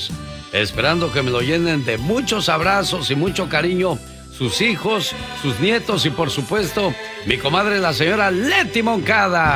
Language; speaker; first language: Spanish; native; Spanish